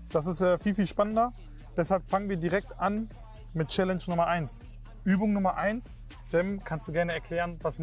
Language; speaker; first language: German; native; German